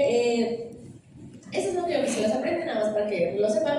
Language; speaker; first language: Spanish; native; Spanish